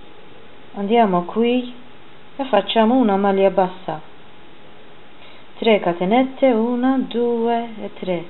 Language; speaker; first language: Italian; non-native, fluent; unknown